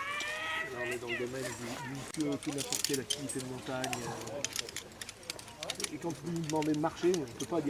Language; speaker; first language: French; native; French